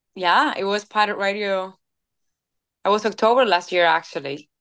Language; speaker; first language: English; non-native, fluent; Spanish